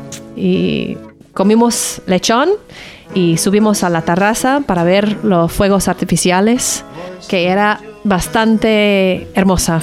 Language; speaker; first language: Spanish; non-native, learner; English